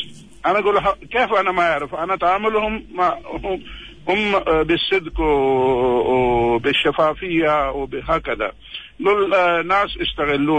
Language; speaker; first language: Arabic; non-native, learner; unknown